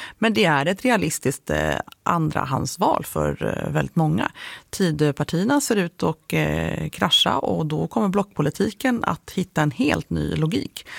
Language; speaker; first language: Swedish; native; Swedish